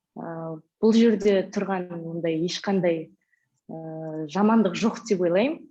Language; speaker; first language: Kazakh; native; Kazakh